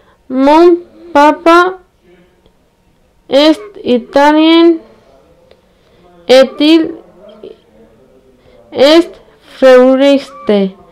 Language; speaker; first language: French; non-native, learner; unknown